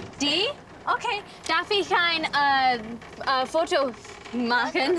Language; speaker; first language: German; non-native, learner; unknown